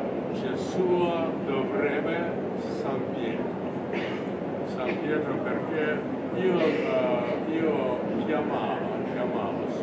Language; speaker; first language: Italian; non-native, learner; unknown